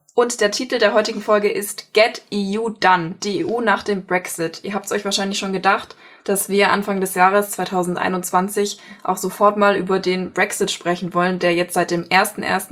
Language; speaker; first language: German; native; German